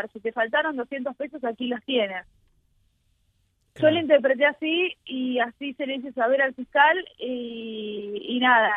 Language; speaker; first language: Spanish; native; Spanish